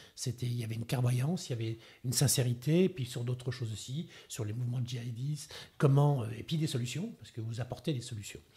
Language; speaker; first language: French; native; French